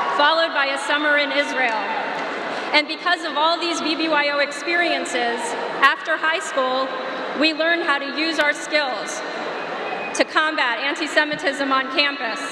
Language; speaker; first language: English; native; English